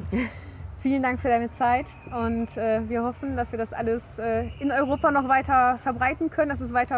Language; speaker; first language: German; native; German